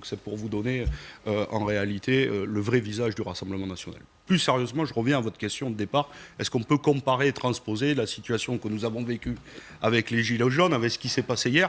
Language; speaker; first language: French; native; French